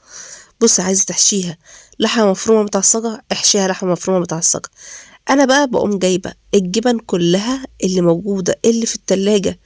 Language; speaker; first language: Arabic; native; Arabic